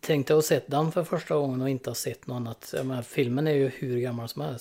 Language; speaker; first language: Swedish; native; Swedish